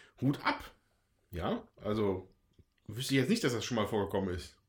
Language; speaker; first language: German; native; German